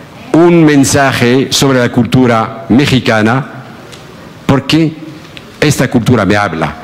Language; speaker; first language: Spanish; non-native, fluent; Arabic